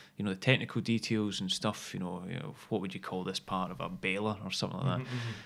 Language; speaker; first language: English; native; English